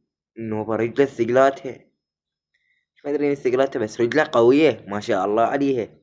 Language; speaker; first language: Arabic; native; Arabic